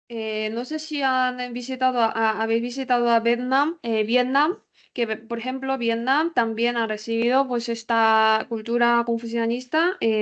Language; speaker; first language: Spanish; non-native, learner; Korean